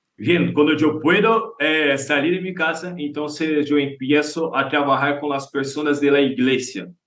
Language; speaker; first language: Spanish; non-native, learner; Portuguese